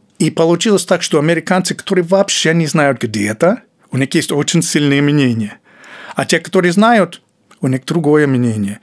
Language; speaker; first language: Russian; non-native, fluent; English